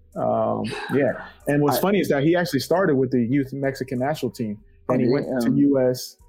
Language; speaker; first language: English; native; English